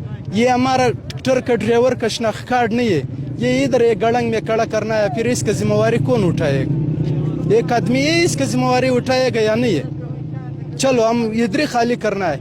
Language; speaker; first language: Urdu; non-native, learner; Pashto